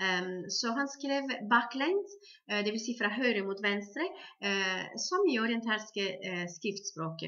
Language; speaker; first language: Norwegian; non-native, fluent; Italian